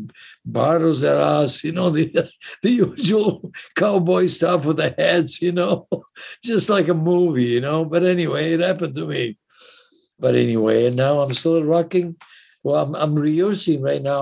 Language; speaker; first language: English; non-native, fluent; Italian